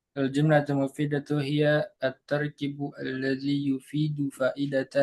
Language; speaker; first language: Arabic; non-native, learner; Indonesian